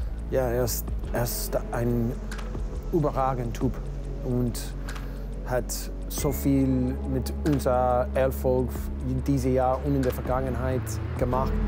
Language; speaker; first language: German; non-native, learner; English